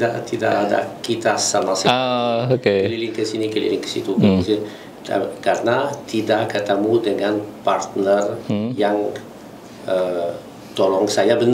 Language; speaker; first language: Indonesian; non-native, learner; Italian